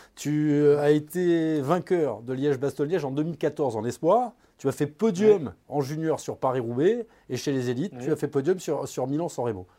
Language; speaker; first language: French; native; French